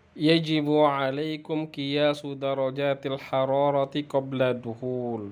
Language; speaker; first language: Arabic; non-native, learner; Indonesian